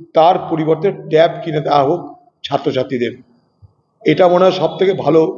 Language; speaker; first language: Bangla; native; Bangla